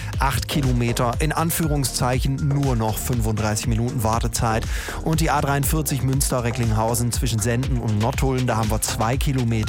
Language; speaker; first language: German; native; German